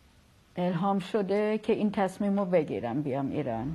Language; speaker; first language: Persian; non-native, fluent; German